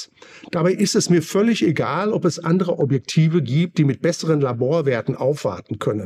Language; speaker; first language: German; native; German